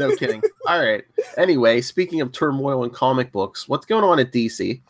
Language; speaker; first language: English; native; English